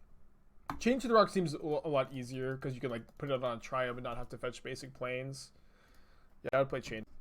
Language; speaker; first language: English; native; English